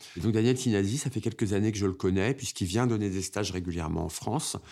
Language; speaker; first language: French; native; French